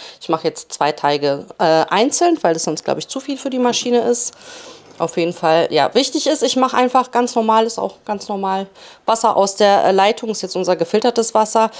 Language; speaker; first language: German; early bilingual, other home language; Polish